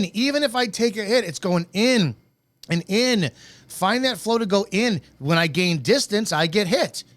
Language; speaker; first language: English; native; English